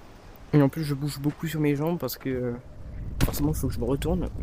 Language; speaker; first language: French; native; French